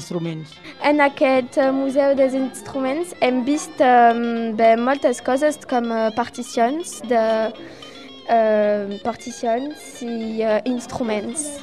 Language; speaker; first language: Catalan; non-native, learner; French